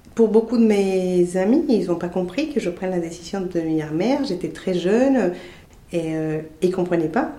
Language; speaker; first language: French; non-native, fluent; Spanish